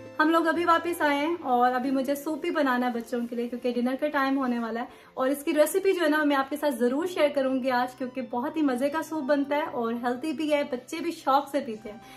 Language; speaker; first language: Urdu; native; Urdu